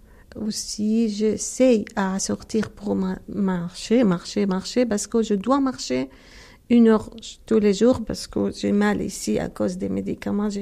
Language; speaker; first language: French; non-native, learner; Arabic